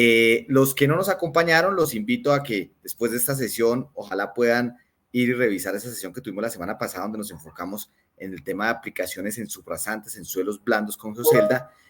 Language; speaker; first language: Spanish; native; Spanish